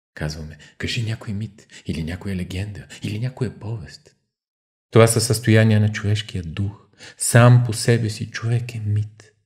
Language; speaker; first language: Bulgarian; native; Bulgarian